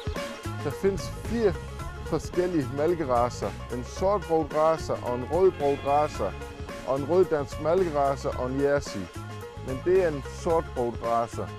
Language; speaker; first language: Danish; native; Danish